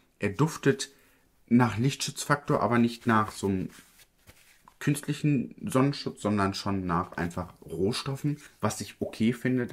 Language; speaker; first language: German; early bilingual, other home language; Italian